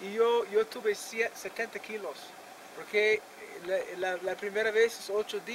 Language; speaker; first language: Spanish; non-native, learner; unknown